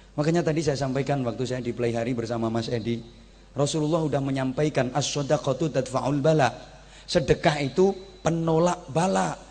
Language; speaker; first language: Indonesian; non-native, local second language; Javanese